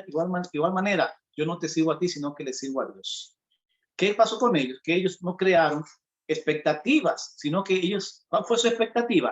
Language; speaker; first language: Spanish; native; Spanish